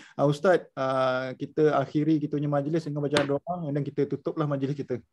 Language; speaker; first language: Malay; native; Malay